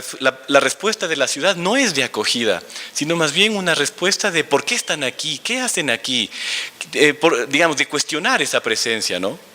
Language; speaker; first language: Spanish; native; Spanish